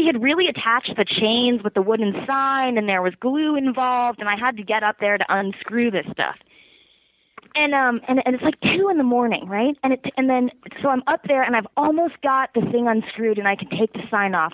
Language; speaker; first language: English; native; English